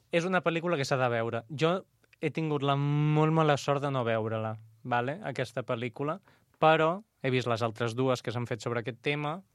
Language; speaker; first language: Catalan; non-native, local second language; Spanish